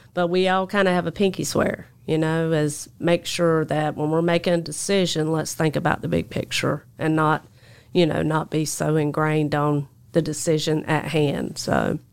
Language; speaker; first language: English; native; English